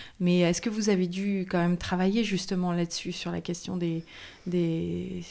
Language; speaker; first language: French; native; French